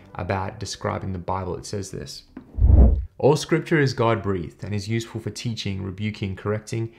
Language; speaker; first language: English; native; English